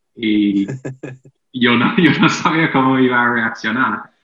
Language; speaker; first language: Spanish; non-native, fluent; English